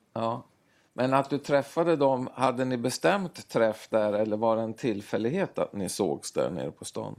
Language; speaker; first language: Swedish; native; Swedish